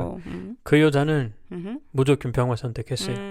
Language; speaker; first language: Korean; non-native, learner; French